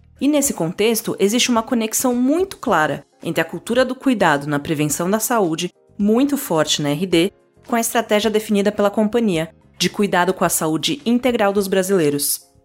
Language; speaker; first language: Portuguese; native; Portuguese